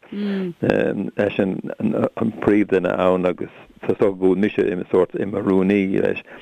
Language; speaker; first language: Irish; non-native, local second language; English